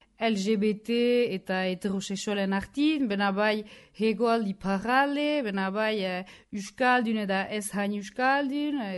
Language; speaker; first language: Basque; native; Basque